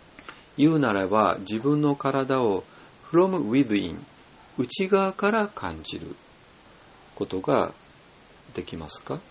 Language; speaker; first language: Japanese; native; Japanese